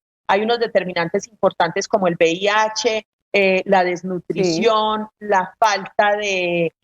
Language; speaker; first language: Spanish; native; Spanish